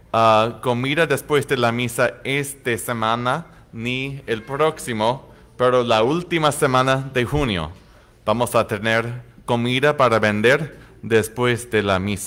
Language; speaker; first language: Spanish; non-native, fluent; English